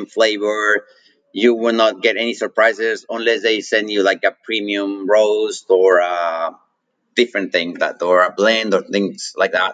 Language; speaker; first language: English; non-native, fluent; Spanish